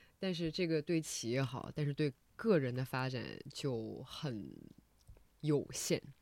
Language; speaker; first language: Chinese; native; Chinese